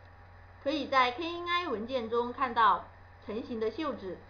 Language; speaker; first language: Chinese; native; Chinese